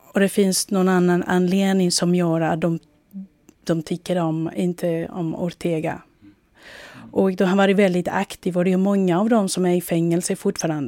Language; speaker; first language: Swedish; non-native, fluent; Spanish